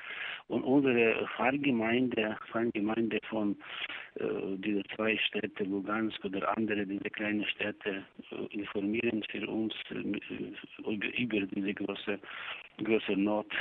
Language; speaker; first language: German; non-native, learner; Ukrainian